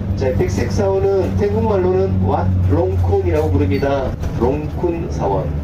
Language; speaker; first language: Korean; native; Korean